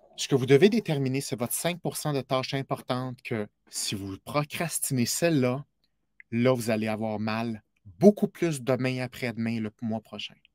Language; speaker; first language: French; native; French